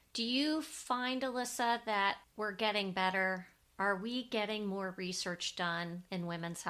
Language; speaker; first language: English; native; English